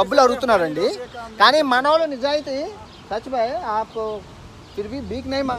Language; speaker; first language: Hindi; non-native, local second language; Telugu